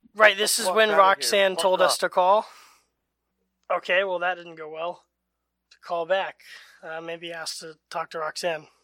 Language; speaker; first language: English; native; English